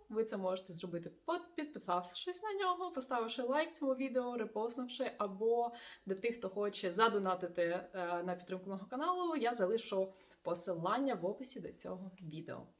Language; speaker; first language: Ukrainian; non-native, local second language; Russian